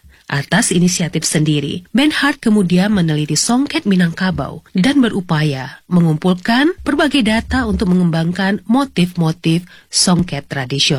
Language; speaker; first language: Indonesian; native; Indonesian